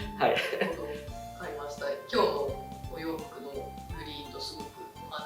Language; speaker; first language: Japanese; native; Japanese